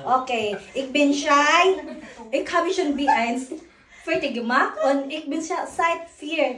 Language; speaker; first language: German; non-native, learner; Filipino